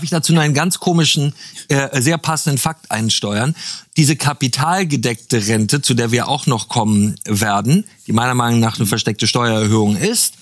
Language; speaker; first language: German; native; German